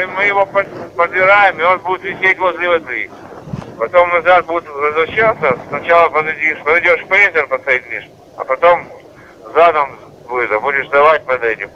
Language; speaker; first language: Russian; native; Russian